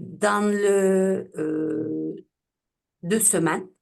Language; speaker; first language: French; non-native, learner; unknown